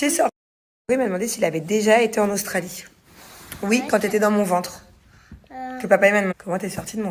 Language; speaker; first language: French; native; French